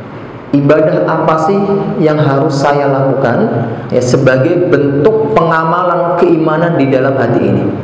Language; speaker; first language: Indonesian; native; Indonesian